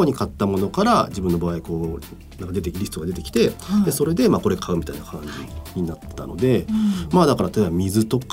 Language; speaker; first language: Japanese; native; Japanese